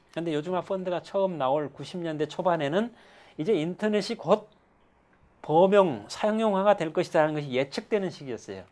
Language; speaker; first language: Korean; native; Korean